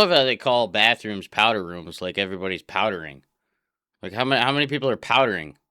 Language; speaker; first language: English; native; English